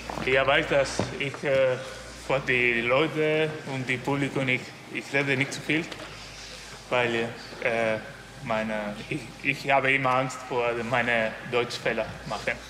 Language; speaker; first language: German; non-native, learner; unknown